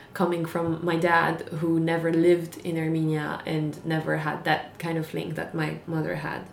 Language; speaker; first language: English; non-native, fluent; French